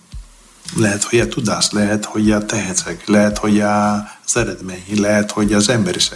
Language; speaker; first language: Hungarian; non-native, fluent; Greek